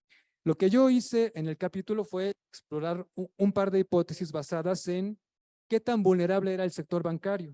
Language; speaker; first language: Spanish; native; Spanish